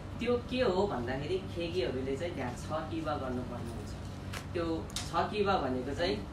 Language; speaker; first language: Nepali; non-native, local second language; Gurung